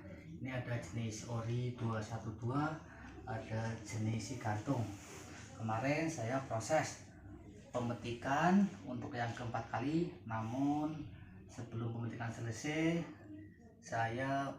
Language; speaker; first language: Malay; non-native, local second language; Javanese